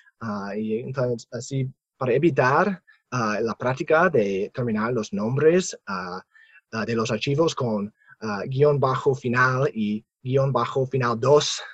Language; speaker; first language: Spanish; non-native, fluent; English